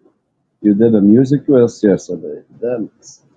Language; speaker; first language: English; non-native, learner; Dutch